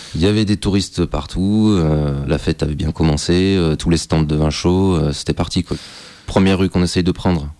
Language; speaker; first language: French; native; French